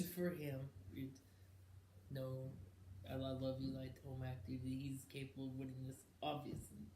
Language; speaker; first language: English; native; English